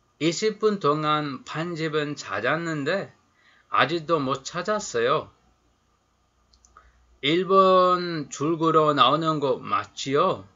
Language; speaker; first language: Korean; non-native, fluent; Sinhala